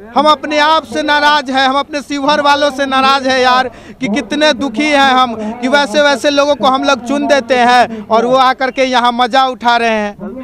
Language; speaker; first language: Hindi; native; Hindi